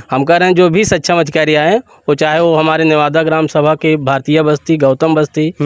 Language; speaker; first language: Hindi; native; Hindi